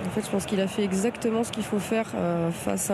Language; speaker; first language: French; native; French